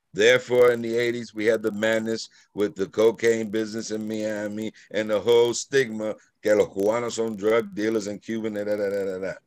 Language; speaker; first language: English; native; English